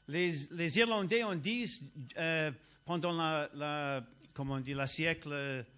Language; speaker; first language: French; non-native, learner; English